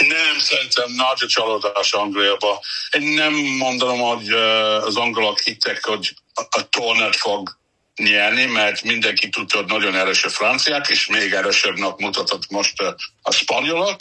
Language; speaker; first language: Hungarian; non-native, learner; English